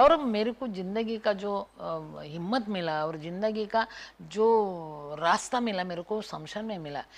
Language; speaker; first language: Hindi; non-native, local second language; Marathi